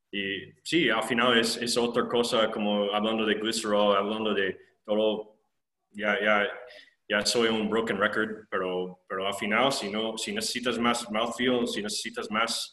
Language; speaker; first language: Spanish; non-native, fluent; English